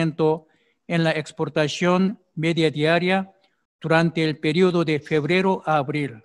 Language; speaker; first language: Spanish; non-native, fluent; Korean